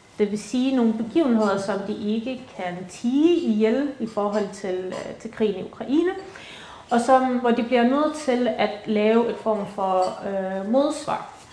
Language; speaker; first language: Danish; early bilingual, other home language; Ukrainian